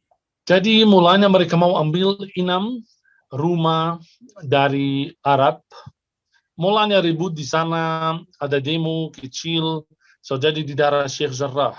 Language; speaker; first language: Indonesian; non-native, fluent; Arabic